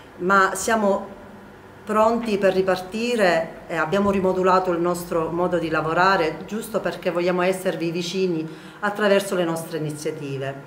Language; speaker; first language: Italian; native; Italian